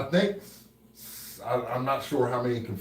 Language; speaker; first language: English; native; English